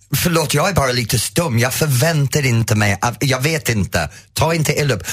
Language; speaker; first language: Swedish; non-native, fluent; English